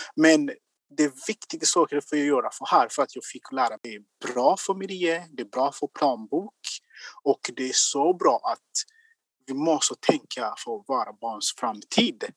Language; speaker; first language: Swedish; non-native, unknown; Kinyarwanda